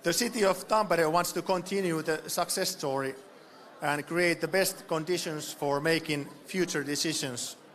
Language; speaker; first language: English; non-native, fluent; Finnish